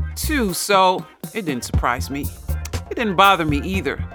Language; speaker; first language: English; non-native, fluent; Dutch